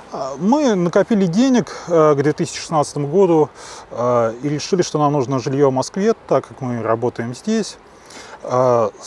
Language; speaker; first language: Russian; native; Russian